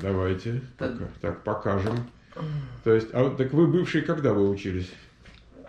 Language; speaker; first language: Russian; native; Russian